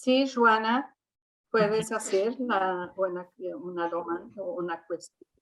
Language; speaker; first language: Spanish; non-native, fluent; Italian